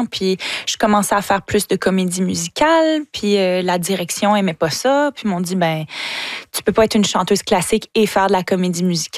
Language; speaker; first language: French; native; French